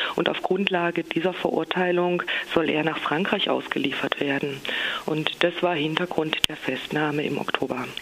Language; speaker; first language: German; native; German